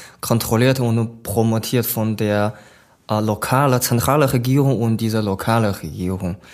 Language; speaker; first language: German; non-native, learner; Chinese